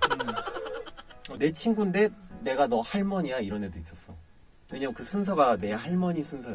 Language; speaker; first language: Korean; native; Korean